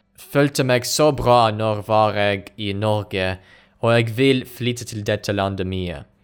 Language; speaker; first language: Norwegian; non-native, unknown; Ukrainian